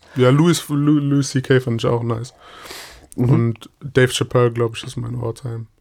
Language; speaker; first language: German; native; German